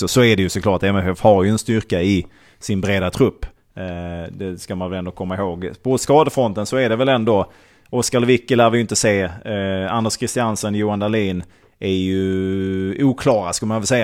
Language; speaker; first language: Swedish; native; Swedish